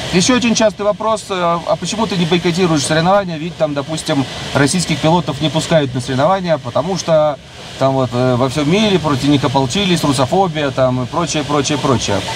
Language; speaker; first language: Russian; native; Russian